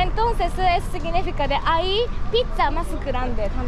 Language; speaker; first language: Spanish; non-native, learner; Japanese